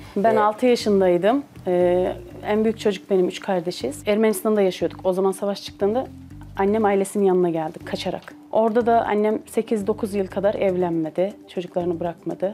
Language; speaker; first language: Turkish; early bilingual, other home language; Azerbaijani